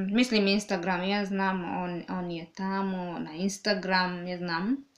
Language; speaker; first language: Serbian; non-native, learner; Swahili